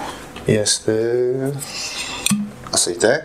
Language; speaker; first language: Spanish; non-native, learner; Turkish